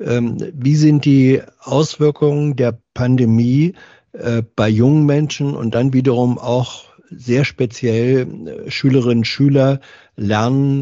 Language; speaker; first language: German; native; German